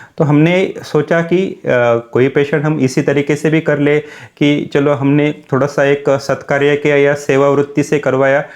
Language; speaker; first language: Hindi; non-native, local second language; Marathi